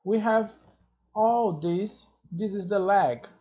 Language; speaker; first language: English; non-native, fluent; Portuguese